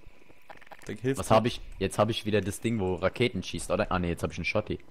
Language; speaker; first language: German; native; German